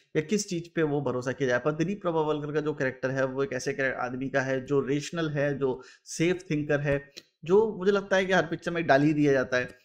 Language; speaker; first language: Hindi; native; Hindi